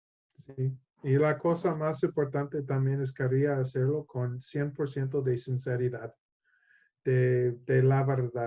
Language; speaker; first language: Spanish; non-native, learner; English